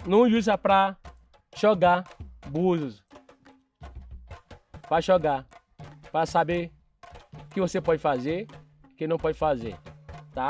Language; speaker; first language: Portuguese; non-native, learner; Yoruba